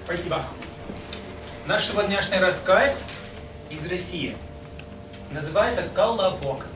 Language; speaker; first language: Russian; non-native, fluent; English